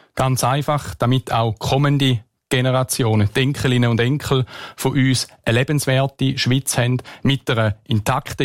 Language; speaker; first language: German; native; German